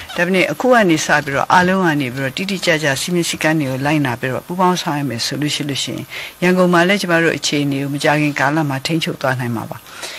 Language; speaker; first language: Burmese; native; Burmese